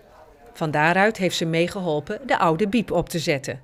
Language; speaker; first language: Dutch; native; Dutch